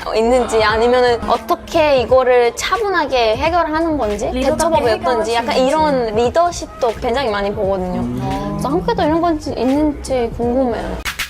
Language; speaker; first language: Korean; non-native, fluent; Persian